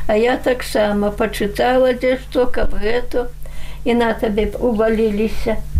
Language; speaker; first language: Belarusian; native; Belarusian